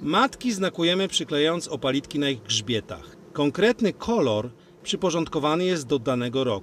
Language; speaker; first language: Polish; native; Polish